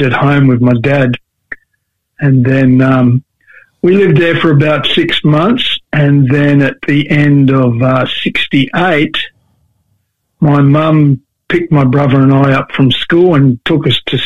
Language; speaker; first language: English; native; English